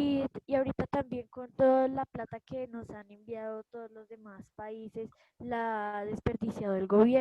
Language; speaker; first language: Spanish; native; Spanish